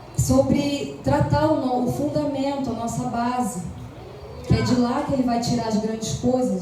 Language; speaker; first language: Portuguese; native; Portuguese